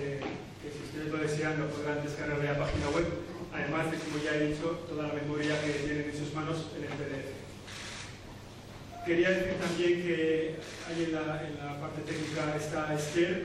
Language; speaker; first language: Spanish; native; Spanish